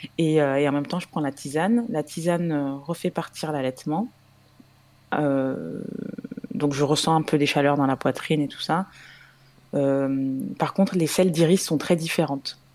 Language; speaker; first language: French; native; French